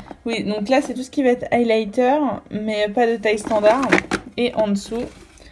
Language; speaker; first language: French; native; French